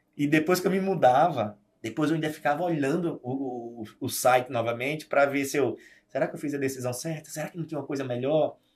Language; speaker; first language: Portuguese; native; Portuguese